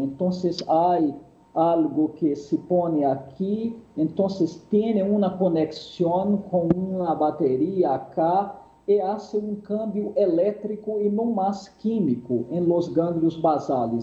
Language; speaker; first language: Spanish; non-native, fluent; Portuguese